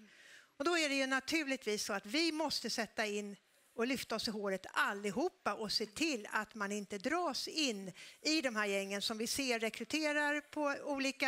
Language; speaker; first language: Swedish; native; Swedish